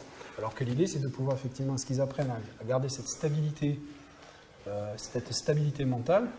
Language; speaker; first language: French; native; French